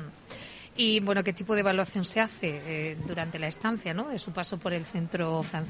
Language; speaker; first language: Spanish; native; Spanish